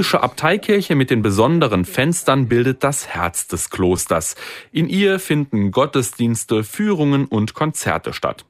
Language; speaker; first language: German; native; German